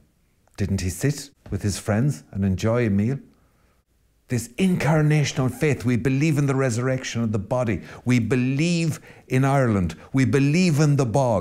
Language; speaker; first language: English; native; English